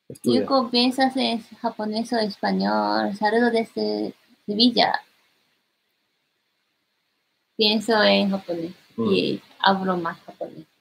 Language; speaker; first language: Spanish; non-native, learner; Japanese